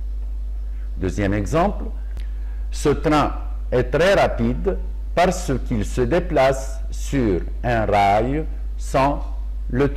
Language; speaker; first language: French; non-native, local second language; Arabic